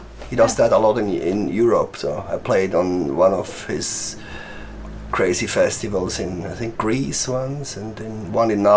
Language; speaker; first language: English; non-native, fluent; Swiss German